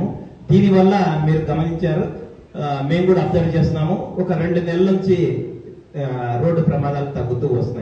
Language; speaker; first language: Telugu; native; Telugu